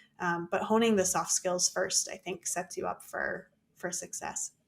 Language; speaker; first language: English; native; English